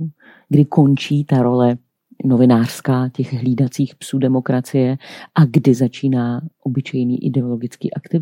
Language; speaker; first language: Czech; native; Czech